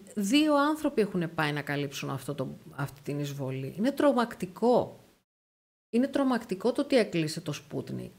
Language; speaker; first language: Greek; native; Greek